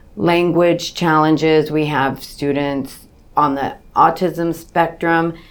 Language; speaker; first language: English; early bilingual, other home language; Spanish